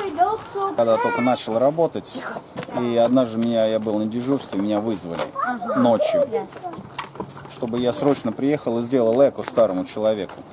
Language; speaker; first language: Russian; native; Russian